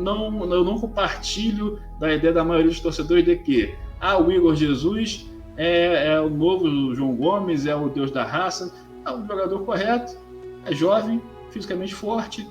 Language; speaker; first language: Portuguese; native; Portuguese